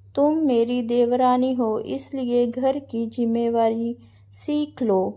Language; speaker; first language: Hindi; non-native, local second language; Punjabi